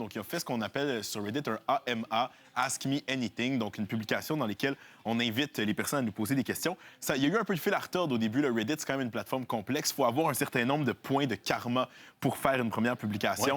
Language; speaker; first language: French; native; French